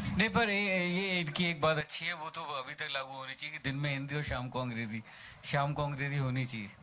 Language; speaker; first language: Hindi; native; Hindi